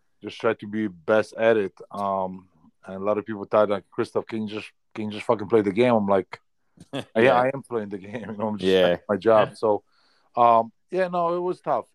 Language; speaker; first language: English; non-native, fluent; Polish